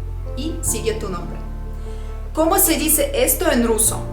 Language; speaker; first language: Spanish; non-native, fluent; Russian